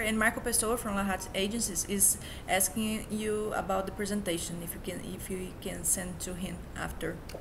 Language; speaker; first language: English; non-native, fluent; Portuguese